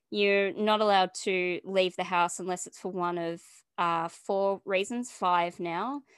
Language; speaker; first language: English; native; English